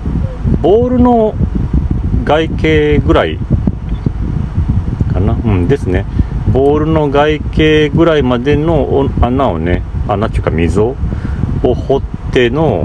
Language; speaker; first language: Japanese; native; Japanese